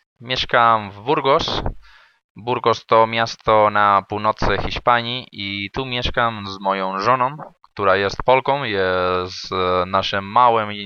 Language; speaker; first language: Polish; non-native, learner; Spanish